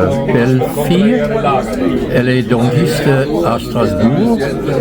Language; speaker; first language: French; non-native, fluent; German